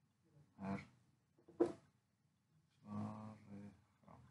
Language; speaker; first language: Swedish; non-native, fluent; Finnish